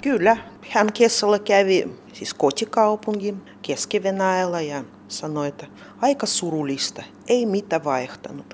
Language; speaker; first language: Finnish; non-native, learner; Russian